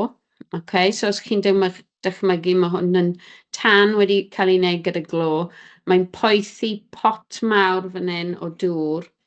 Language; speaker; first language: Welsh; native; Welsh